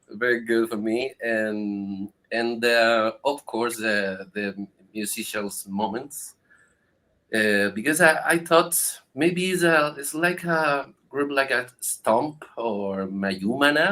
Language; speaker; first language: English; non-native, learner; Spanish